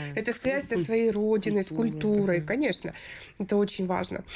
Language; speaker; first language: Russian; native; Russian